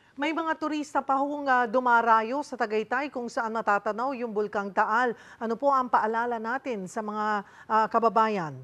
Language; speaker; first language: Filipino; native; Filipino